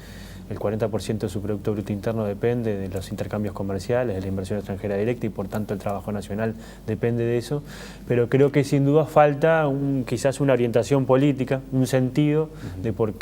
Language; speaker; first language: Spanish; native; Spanish